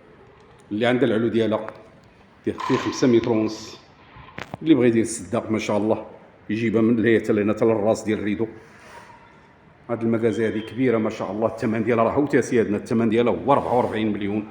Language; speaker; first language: Arabic; native; Arabic